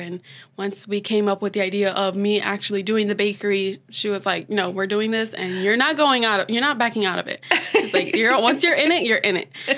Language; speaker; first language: English; native; English